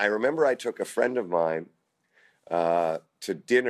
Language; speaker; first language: English; native; English